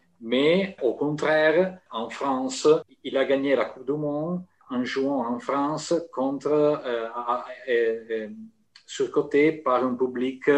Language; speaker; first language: French; non-native, fluent; Italian